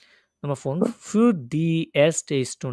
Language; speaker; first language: German; non-native, fluent; Bangla